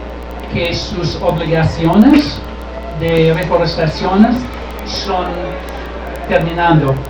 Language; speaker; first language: Spanish; non-native, learner; English